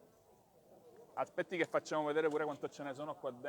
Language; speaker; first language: Italian; native; Italian